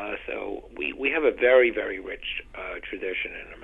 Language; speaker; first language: English; native; English